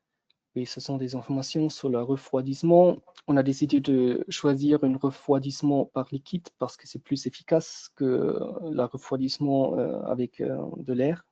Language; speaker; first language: French; non-native, local second language; German